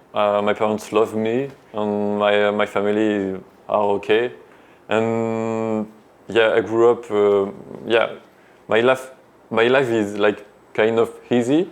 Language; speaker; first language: English; non-native, learner; French